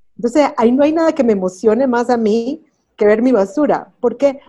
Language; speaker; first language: Spanish; early bilingual, heritage; Spanish